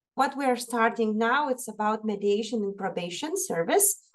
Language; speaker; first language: English; non-native, fluent; Lithuanian